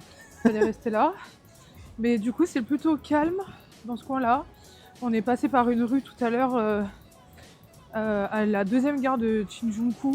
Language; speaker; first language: French; native; French